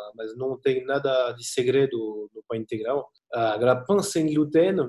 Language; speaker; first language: Portuguese; non-native, learner; French